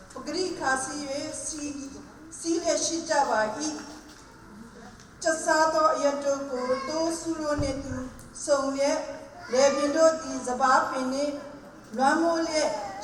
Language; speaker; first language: Burmese; non-native, local second language; Hakha Chin